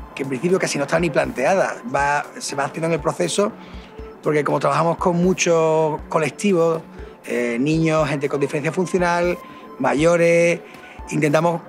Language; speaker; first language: Spanish; native; Spanish